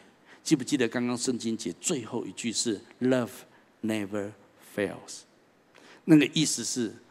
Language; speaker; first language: Chinese; native; Chinese